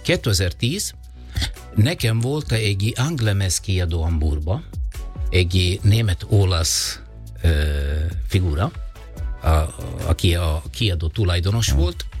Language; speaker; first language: Hungarian; non-native, learner; Italian